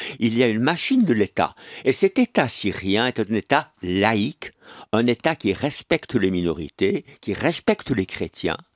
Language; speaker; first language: French; native; French